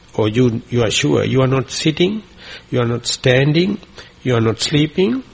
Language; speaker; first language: English; non-native, local second language; Sinhala